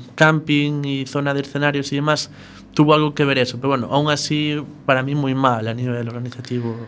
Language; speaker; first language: Spanish; native; Spanish